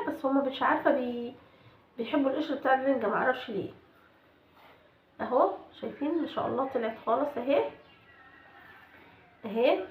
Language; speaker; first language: Arabic; native; Arabic